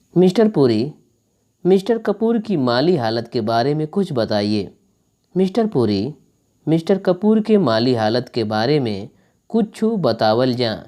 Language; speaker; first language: Hindi; native; Hindi